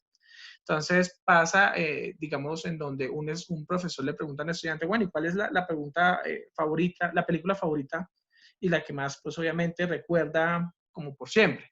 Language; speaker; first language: Spanish; native; Spanish